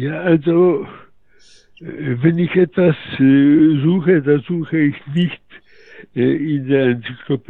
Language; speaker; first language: German; non-native, fluent; Polish